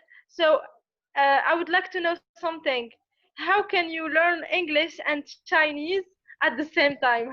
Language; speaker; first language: English; non-native, learner; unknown